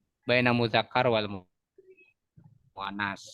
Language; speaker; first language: Arabic; non-native, fluent; Indonesian